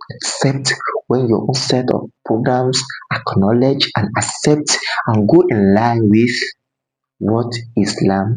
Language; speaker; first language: English; non-native, local second language; Yoruba